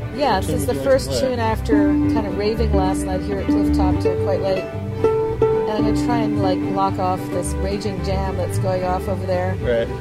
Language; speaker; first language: English; native; English